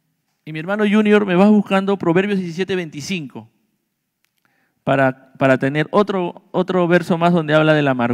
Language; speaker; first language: Spanish; native; Spanish